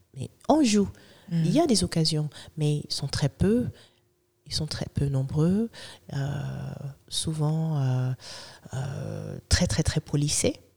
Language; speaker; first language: French; non-native, fluent; English